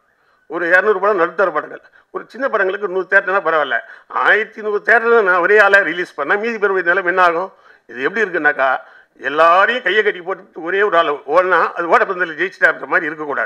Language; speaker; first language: Tamil; native; Tamil